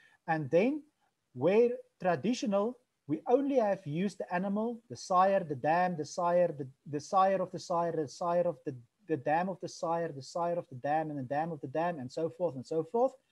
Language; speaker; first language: English; non-native, local second language; Afrikaans